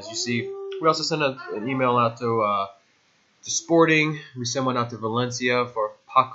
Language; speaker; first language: English; native; English